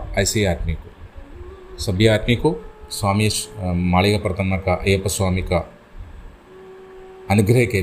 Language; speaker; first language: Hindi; non-native, local second language; Malayalam